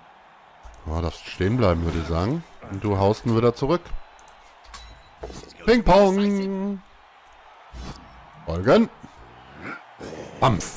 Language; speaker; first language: German; native; German